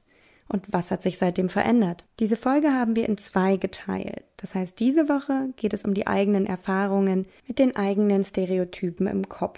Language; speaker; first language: German; native; German